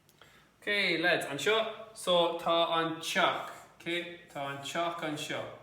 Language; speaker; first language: Irish; non-native, local second language; English